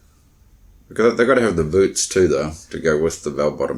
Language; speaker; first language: English; native; English